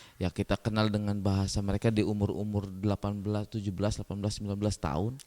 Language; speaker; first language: Indonesian; native; Indonesian